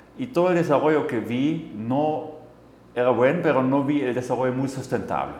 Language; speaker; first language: Spanish; non-native, fluent; German